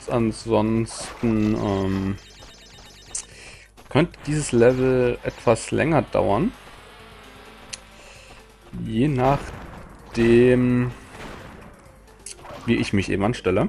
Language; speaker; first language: German; native; German